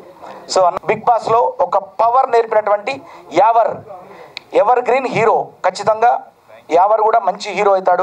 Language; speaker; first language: Telugu; native; Telugu